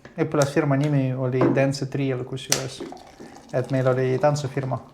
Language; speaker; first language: Estonian; non-native, fluent; Russian